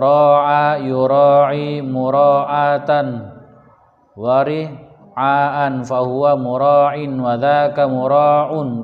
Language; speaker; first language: Arabic; non-native, fluent; Indonesian